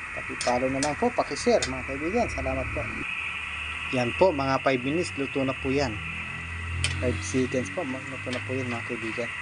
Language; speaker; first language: Filipino; non-native, local second language; Pangasinan